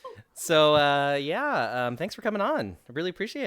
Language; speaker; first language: English; native; English